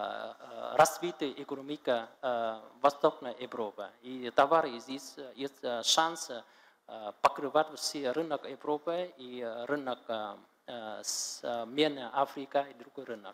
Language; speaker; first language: Russian; non-native, learner; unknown